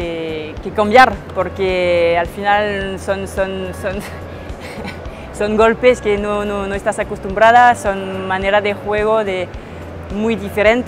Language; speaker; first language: Spanish; non-native, fluent; French